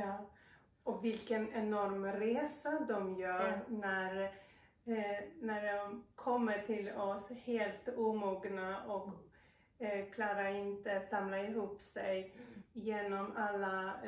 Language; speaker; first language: Swedish; non-native, fluent; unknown